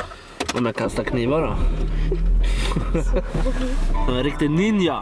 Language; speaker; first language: Swedish; native; Swedish